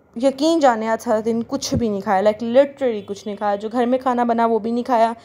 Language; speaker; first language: Urdu; native; Urdu